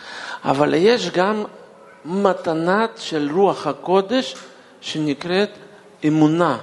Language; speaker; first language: Hebrew; non-native, fluent; Russian